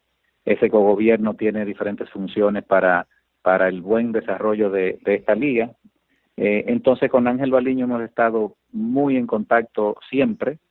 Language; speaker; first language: Spanish; native; Spanish